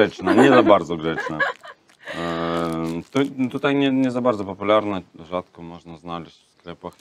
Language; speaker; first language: Polish; non-native, learner; Russian